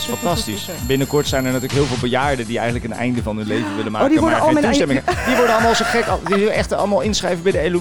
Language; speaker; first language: Dutch; native; Dutch